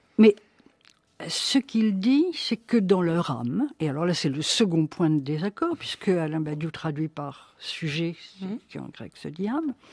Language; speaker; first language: French; native; French